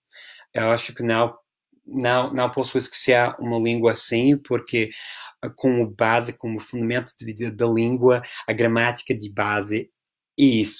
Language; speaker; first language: Portuguese; non-native, fluent; English